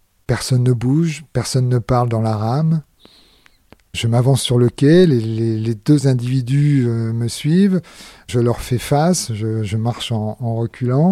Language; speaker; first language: French; native; French